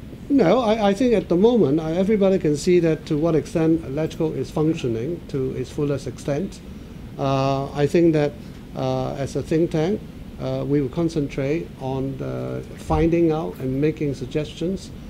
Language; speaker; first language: English; non-native, local second language; Cantonese